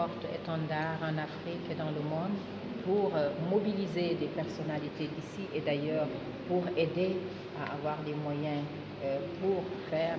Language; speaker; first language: French; non-native, local second language; Wolof